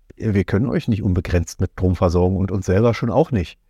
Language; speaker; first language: German; native; German